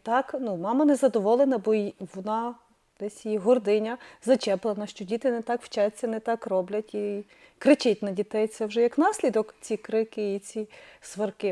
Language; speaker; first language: Ukrainian; native; Ukrainian